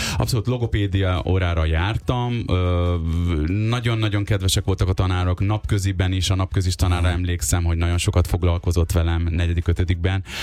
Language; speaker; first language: Hungarian; early bilingual, other home language; Urdu